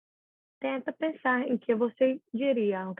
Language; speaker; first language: Portuguese; non-native, learner; English